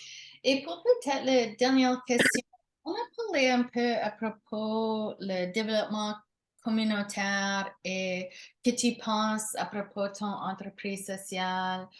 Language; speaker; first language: French; non-native, local second language; English